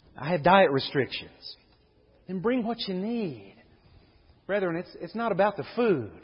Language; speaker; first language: English; native; English